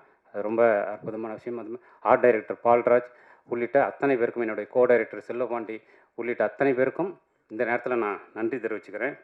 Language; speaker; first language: Tamil; native; Tamil